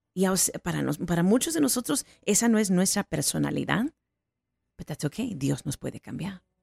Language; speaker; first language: Spanish; early bilingual, heritage; Spanish